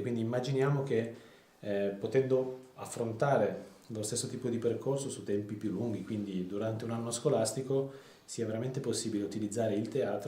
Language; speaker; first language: Italian; native; Italian